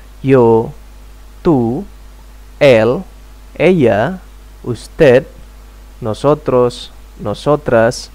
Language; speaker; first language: Spanish; non-native, fluent; Indonesian